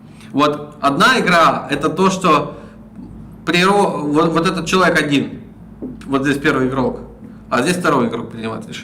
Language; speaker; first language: Russian; native; Russian